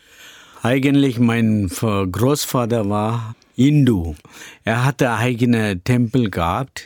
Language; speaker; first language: German; non-native, learner; Tamil